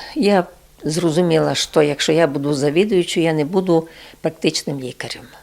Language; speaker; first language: Ukrainian; non-native, local second language; Rusyn